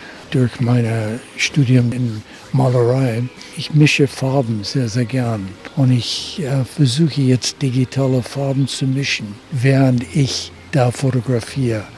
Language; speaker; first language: German; early bilingual, heritage; German